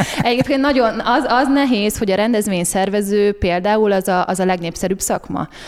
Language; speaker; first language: Hungarian; native; Hungarian